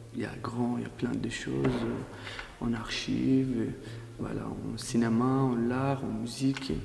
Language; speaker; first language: French; non-native, fluent; Kurdish